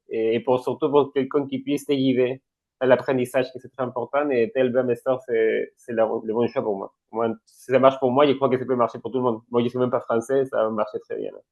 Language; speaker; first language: French; non-native, fluent; Spanish